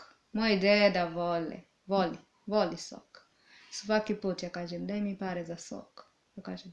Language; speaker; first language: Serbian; non-native, learner; English